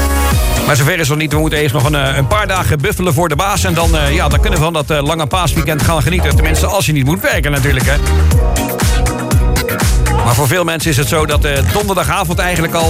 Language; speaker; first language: Dutch; native; Dutch